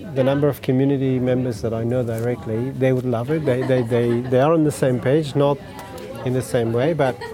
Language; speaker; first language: English; non-native, fluent; Persian